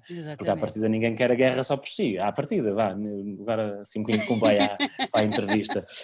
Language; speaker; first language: Portuguese; native; Portuguese